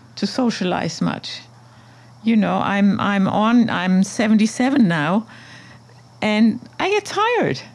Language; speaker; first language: English; non-native, fluent; German